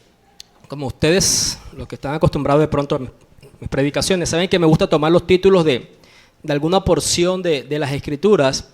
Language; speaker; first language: Spanish; native; Spanish